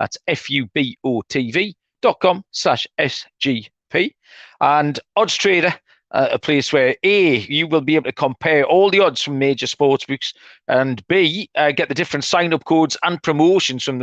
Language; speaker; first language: English; native; English